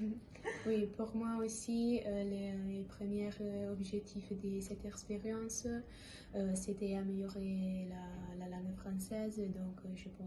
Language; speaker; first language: French; non-native, learner; Italian